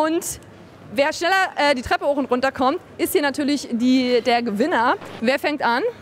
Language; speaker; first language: German; native; German